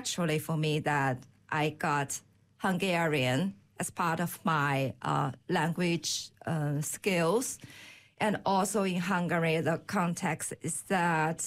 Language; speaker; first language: English; non-native, fluent; Chinese